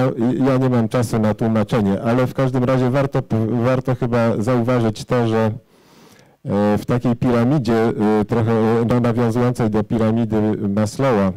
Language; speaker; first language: Polish; native; Polish